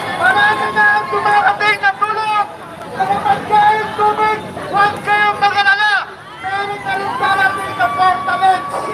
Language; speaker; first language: Filipino; non-native, local second language; Iloko